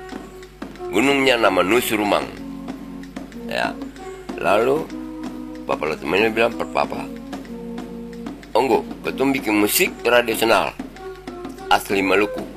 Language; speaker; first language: Indonesian; non-native, local second language; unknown